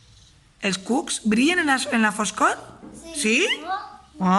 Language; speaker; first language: Catalan; native; Catalan